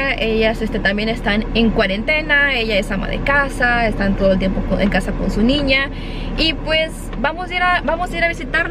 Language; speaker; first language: Spanish; native; Spanish